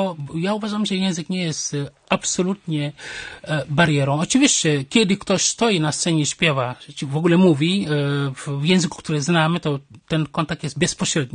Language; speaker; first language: Polish; non-native, fluent; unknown